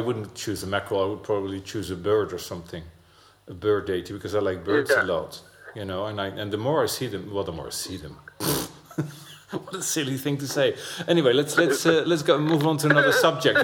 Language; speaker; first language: English; non-native, fluent; Dutch